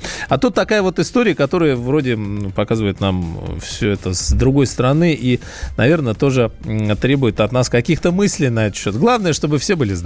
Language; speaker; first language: Russian; native; Russian